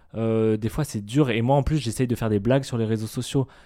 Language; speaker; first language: French; native; French